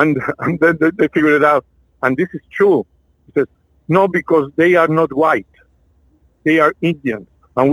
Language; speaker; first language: English; non-native, fluent; French